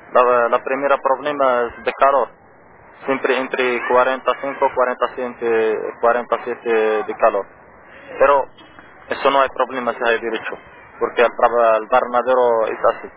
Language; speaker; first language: Spanish; non-native, learner; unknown